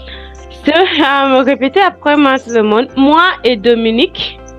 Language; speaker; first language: French; non-native, learner; English